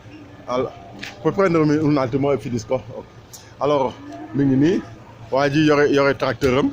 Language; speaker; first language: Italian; non-native, fluent; Wolof